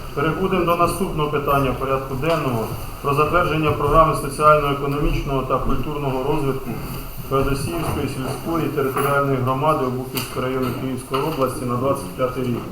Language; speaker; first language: Ukrainian; native; Ukrainian